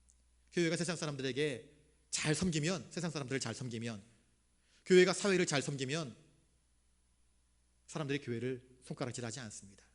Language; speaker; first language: Korean; native; Korean